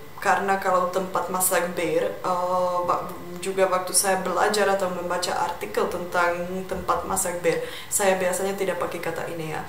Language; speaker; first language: Indonesian; non-native, fluent; Czech